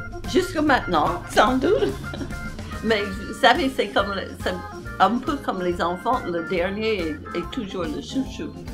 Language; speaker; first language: French; non-native, fluent; English